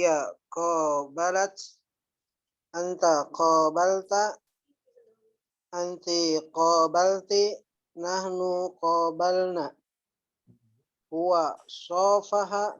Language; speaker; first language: Arabic; non-native, learner; Indonesian